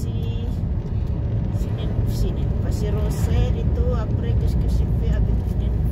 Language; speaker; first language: French; non-native, fluent; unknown